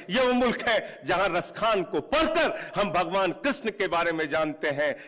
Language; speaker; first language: Hindi; native; Hindi